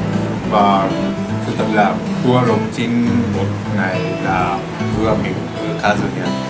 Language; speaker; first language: Vietnamese; non-native, learner; Japanese